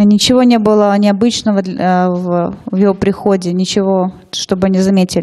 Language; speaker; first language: Russian; native; Russian